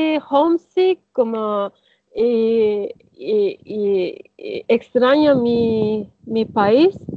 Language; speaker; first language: Spanish; non-native, learner; Turkish